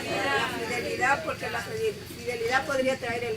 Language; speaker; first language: Spanish; non-native, fluent; English